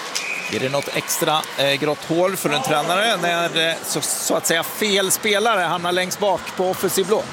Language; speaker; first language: Swedish; native; Swedish